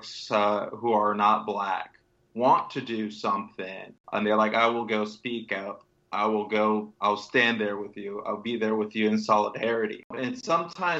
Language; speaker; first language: English; native; English